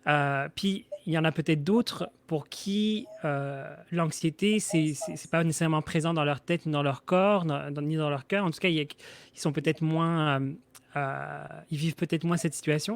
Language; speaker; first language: French; native; French